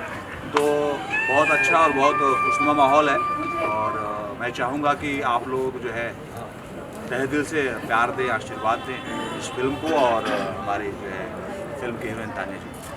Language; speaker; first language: Hindi; native; Hindi